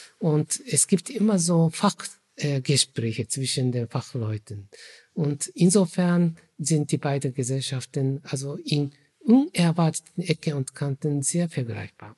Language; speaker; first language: German; non-native, fluent; Japanese